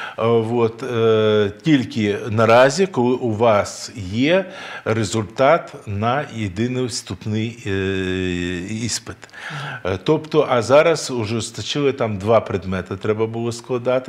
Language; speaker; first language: Ukrainian; native; Ukrainian